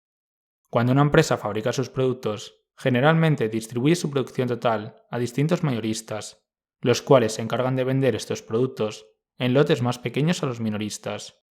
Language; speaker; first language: Spanish; native; Spanish